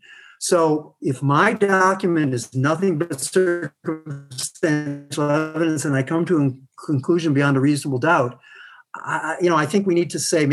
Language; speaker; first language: English; native; English